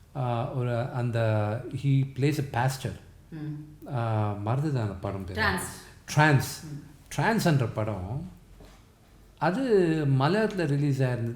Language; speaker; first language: Tamil; non-native, local second language; Telugu